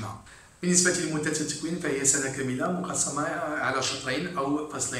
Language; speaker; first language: Arabic; native; Arabic